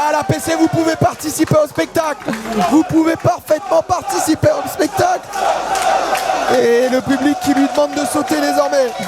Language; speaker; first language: French; native; French